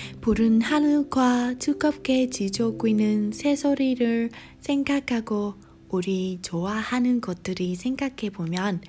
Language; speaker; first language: Korean; non-native, learner; Vietnamese